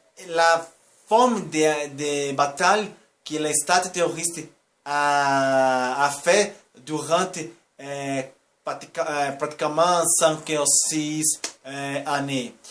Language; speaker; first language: French; non-native, learner; Portuguese